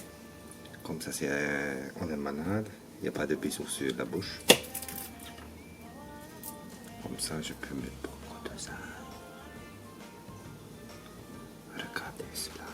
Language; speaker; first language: French; non-native, learner; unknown